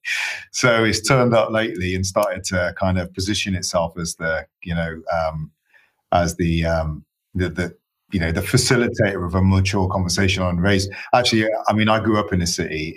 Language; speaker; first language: English; native; English